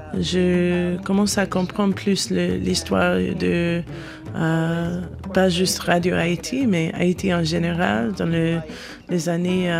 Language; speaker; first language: French; non-native, learner; English